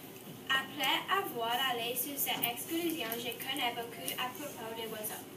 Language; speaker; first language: French; non-native, learner; English